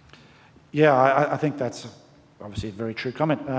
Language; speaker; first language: English; native; English